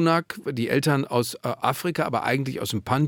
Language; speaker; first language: German; native; German